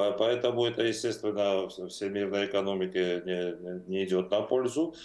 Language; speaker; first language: Russian; non-native, fluent; Georgian